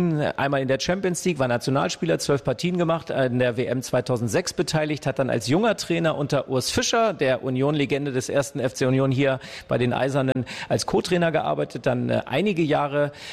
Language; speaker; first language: German; native; German